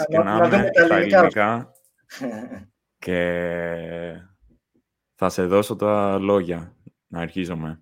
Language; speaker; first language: Greek; non-native, learner; English